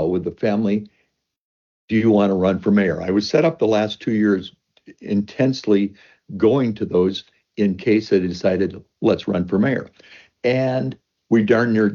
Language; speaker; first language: English; native; English